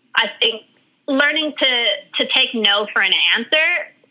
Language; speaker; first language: English; early bilingual, other home language; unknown